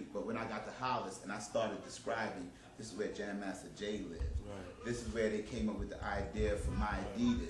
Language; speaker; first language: English; native; English